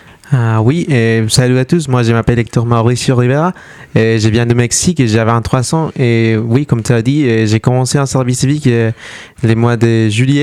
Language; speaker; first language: French; non-native, fluent; Spanish